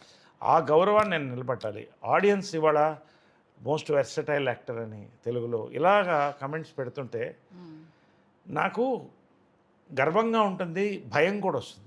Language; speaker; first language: Telugu; native; Telugu